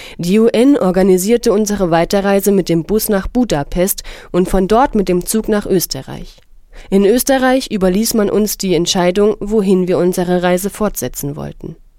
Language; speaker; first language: German; non-native, fluent; Arabic